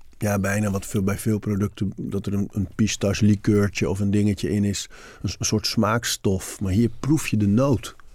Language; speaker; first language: Dutch; native; Dutch